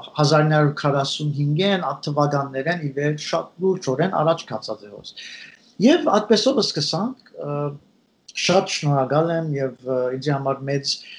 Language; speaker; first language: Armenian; early bilingual, heritage; Armenian